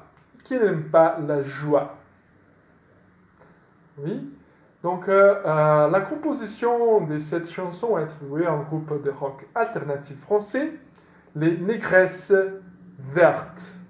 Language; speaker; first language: French; non-native, fluent; Portuguese